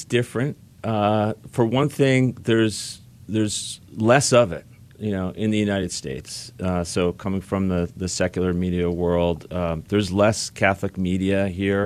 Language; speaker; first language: English; native; English